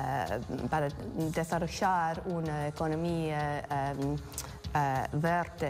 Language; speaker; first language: Spanish; non-native, fluent; English